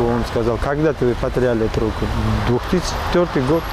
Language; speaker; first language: Russian; non-native, learner; Uzbek